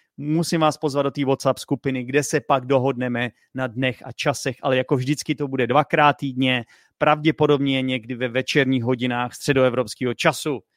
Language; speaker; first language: Czech; native; Czech